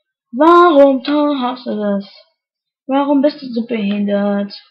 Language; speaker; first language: German; native; German